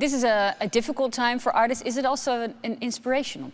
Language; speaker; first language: English; non-native, fluent; Dutch